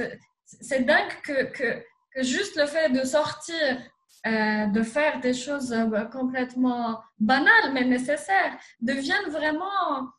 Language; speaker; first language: French; non-native, local second language; Arabic